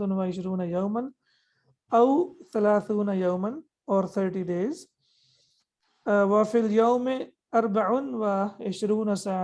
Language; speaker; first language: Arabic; non-native, fluent; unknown